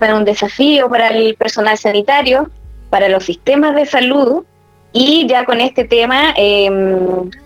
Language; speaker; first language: Spanish; native; Spanish